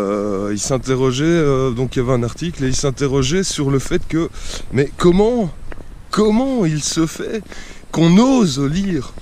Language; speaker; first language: French; native; French